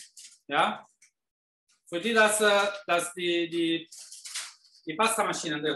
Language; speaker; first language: German; non-native, fluent; Italian